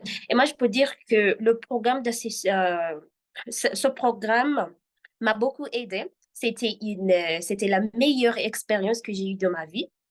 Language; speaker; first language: French; non-native, fluent; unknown